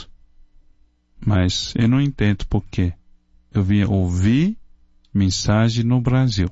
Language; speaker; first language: Portuguese; non-native, fluent; Chinese